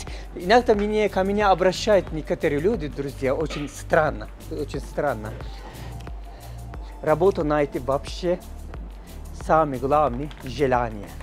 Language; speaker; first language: Russian; non-native, fluent; Turkish